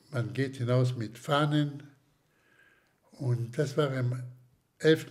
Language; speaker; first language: German; non-native, fluent; Slovak